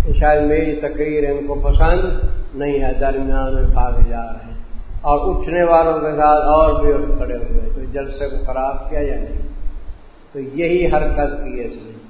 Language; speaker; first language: Urdu; non-native, local second language; Saraiki